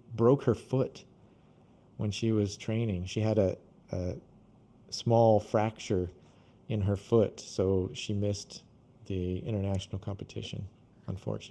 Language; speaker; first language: English; non-native, fluent; Portuguese